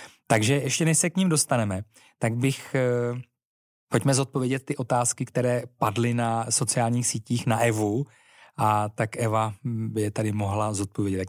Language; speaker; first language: Czech; native; Czech